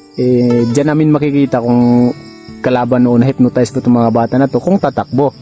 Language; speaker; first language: Filipino; non-native, local second language; Cebuano